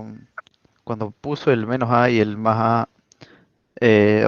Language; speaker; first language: Spanish; native; Spanish